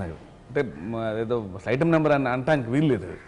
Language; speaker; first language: Telugu; native; Telugu